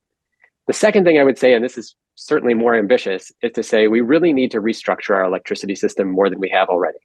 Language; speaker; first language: English; native; English